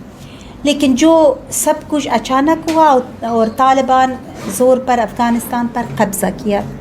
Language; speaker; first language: Hindi; non-native, learner; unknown